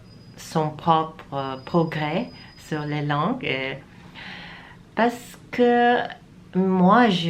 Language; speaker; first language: French; non-native, learner; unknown